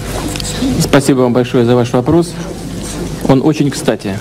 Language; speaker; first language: Russian; native; Russian